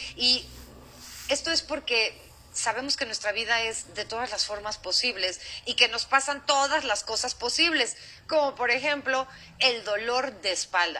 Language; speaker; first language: Spanish; native; Spanish